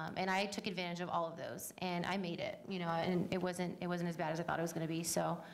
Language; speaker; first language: English; native; English